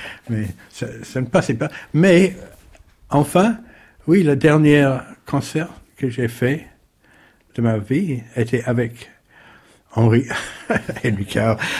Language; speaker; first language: French; non-native, learner; English